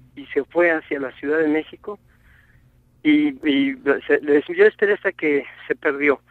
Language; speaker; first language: Spanish; native; Spanish